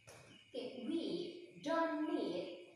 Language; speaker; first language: English; non-native, learner; Indonesian